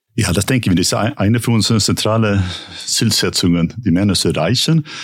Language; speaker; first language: German; non-native, fluent; Swedish